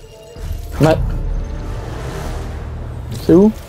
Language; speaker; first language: French; native; French